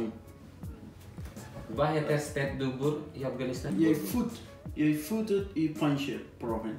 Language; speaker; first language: Norwegian; non-native, learner; Persian